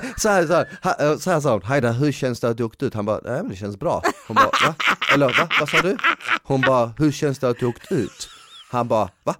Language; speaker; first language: Swedish; native; Swedish